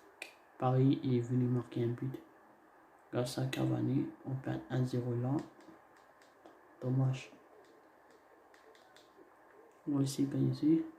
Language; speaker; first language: French; non-native, learner; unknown